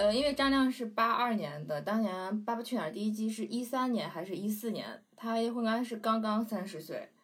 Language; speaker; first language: Chinese; native; Chinese